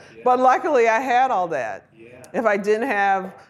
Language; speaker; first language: English; native; English